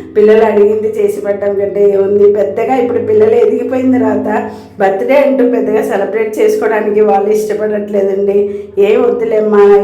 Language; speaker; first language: Telugu; non-native, local second language; Tamil